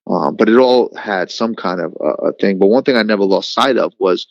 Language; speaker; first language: English; native; English